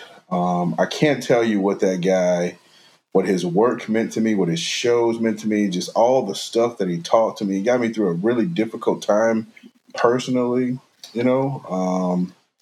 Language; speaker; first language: English; native; English